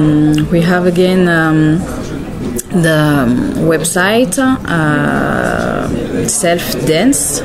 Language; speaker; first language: English; non-native, learner; French